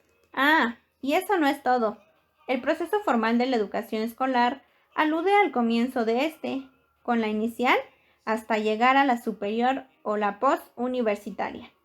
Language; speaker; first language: Spanish; native; Spanish